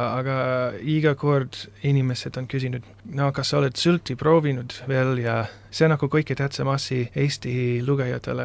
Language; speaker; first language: Estonian; non-native, fluent; English